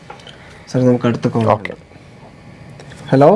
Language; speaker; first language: Malayalam; native; Malayalam